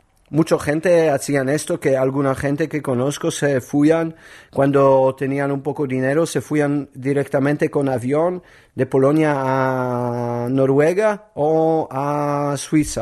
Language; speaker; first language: Spanish; non-native, learner; Polish